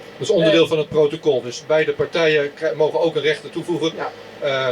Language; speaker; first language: Dutch; native; Dutch